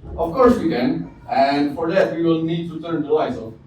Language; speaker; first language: English; non-native, fluent; Czech